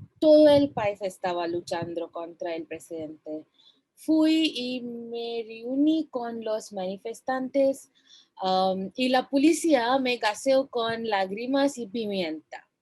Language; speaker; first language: Spanish; non-native, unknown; Bangla